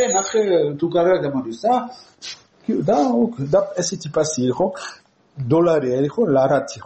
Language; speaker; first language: Georgian; non-native, learner; French